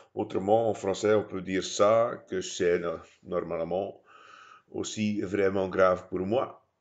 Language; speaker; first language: French; non-native, learner; Dutch